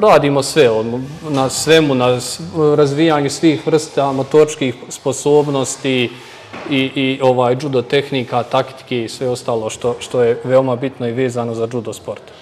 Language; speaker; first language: Serbian; native; Serbian